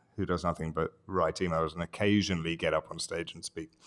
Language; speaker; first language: English; native; English